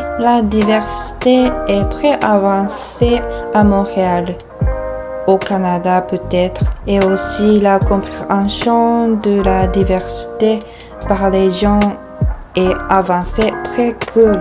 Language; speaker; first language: French; non-native, learner; Japanese